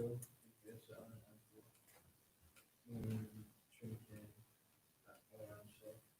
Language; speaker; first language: German; non-native, learner; English